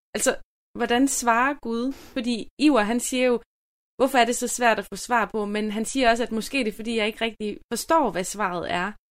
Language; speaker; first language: Danish; native; Danish